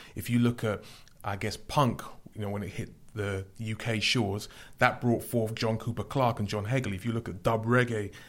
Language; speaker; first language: English; native; English